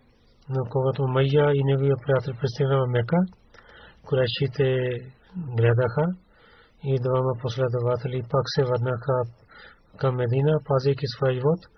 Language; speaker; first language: Bulgarian; non-native, learner; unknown